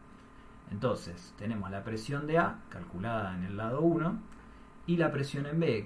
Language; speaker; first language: Spanish; native; Spanish